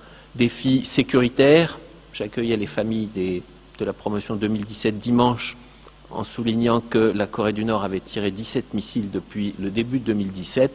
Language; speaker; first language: French; native; French